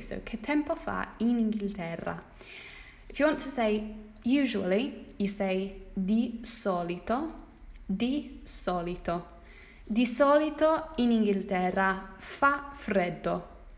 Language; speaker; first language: Italian; non-native, fluent; English